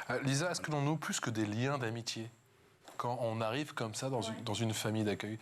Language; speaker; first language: French; native; French